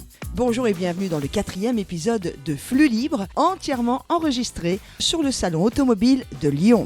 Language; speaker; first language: French; native; French